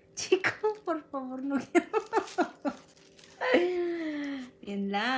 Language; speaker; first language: Spanish; non-native, learner; Filipino